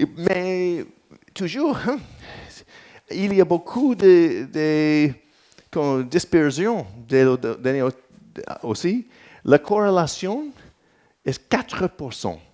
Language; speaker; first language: French; non-native, learner; English